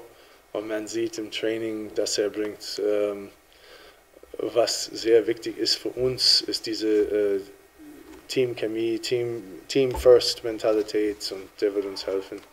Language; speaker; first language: German; non-native, fluent; English